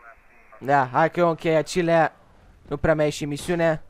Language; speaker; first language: Romanian; native; Romanian